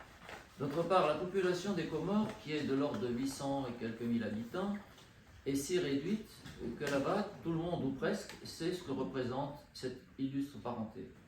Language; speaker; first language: French; native; French